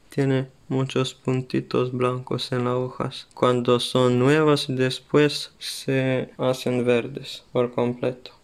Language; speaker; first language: Spanish; non-native, learner; Serbian